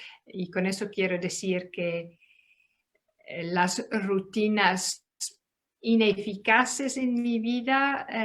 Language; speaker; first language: Spanish; non-native, fluent; Dutch